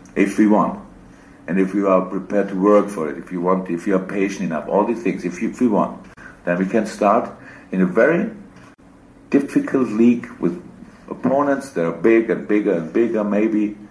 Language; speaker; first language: English; non-native, fluent; German